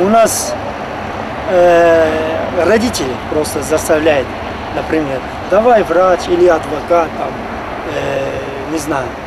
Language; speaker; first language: Ukrainian; non-native, learner; Turkish